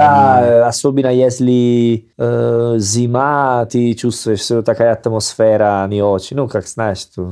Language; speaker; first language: Russian; non-native, learner; Italian